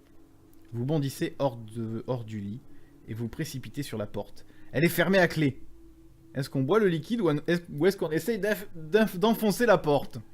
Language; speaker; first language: French; native; French